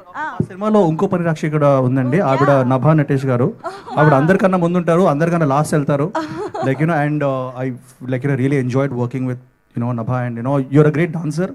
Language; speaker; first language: Telugu; native; Telugu